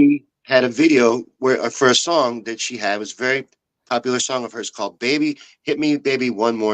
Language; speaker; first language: English; native; English